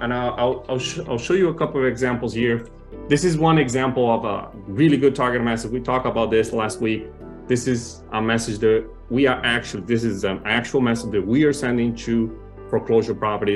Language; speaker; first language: English; non-native, fluent; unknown